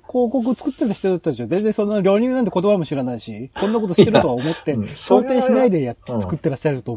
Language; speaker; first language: Japanese; native; Japanese